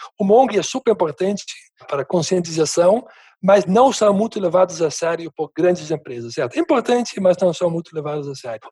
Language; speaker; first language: Portuguese; non-native, fluent; Dutch